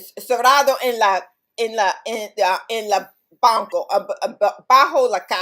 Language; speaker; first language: Spanish; non-native, learner; English